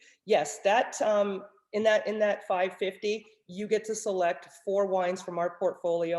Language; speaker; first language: English; native; English